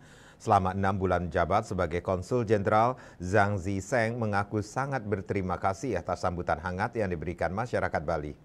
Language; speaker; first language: Indonesian; native; Indonesian